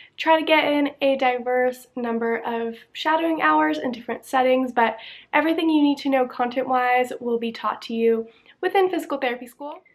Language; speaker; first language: English; native; English